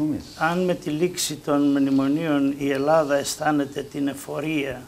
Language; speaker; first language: Greek; native; Greek